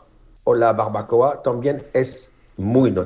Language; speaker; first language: Spanish; non-native, fluent; French